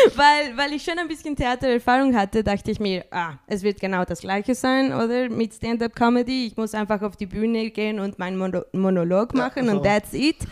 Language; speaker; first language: German; non-native, fluent; Spanish